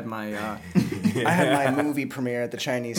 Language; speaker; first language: English; native; English